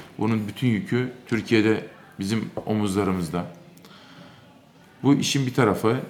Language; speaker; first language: Turkish; native; Turkish